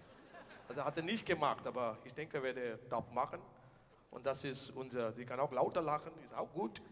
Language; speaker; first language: German; non-native, learner; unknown